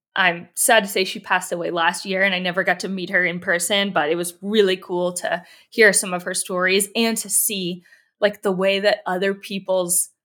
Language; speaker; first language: English; native; English